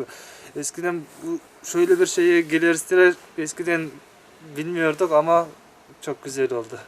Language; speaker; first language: Turkish; non-native, learner; Kyrgyz